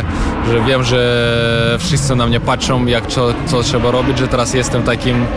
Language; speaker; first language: Polish; non-native, fluent; Russian